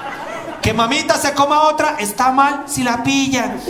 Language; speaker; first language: Spanish; native; Spanish